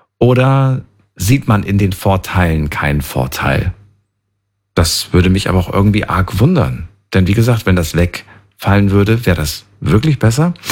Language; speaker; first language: German; native; German